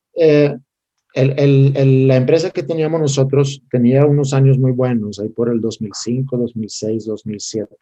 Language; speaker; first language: Spanish; non-native, fluent; Swedish